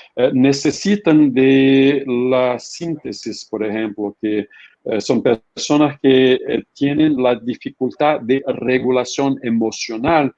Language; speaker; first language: Spanish; non-native, fluent; Portuguese